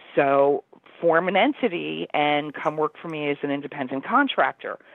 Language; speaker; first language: English; native; English